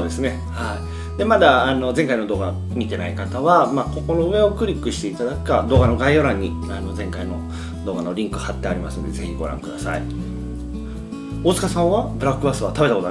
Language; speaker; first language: Japanese; native; Japanese